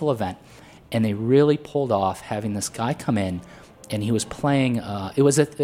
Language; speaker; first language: English; native; English